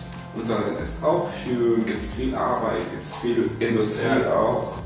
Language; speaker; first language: German; non-native, learner; Arabic